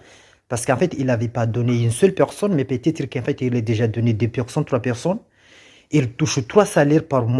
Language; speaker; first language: French; non-native, local second language; Comorian